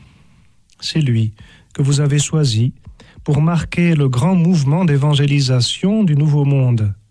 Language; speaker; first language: French; native; French